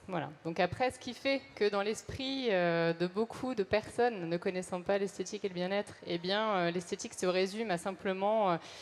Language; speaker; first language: French; native; French